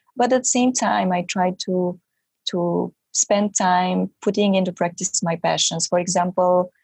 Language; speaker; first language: English; non-native, fluent; Romanian